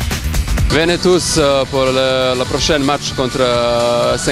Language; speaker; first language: French; non-native, learner; Serbian